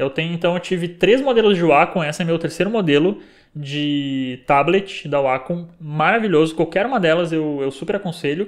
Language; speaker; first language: Portuguese; native; Portuguese